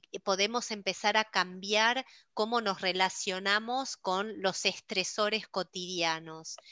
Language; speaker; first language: Spanish; native; Spanish